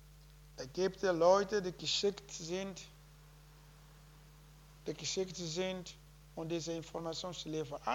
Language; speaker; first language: German; non-native, learner; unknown